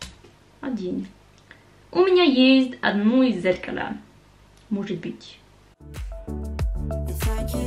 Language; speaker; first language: Russian; non-native, learner; Norwegian